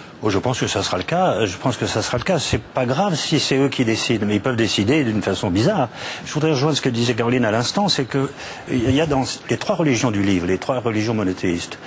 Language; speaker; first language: French; native; French